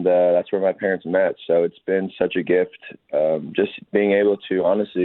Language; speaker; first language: English; native; English